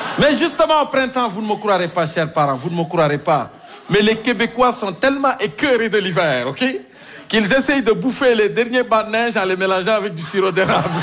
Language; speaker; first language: French; native; French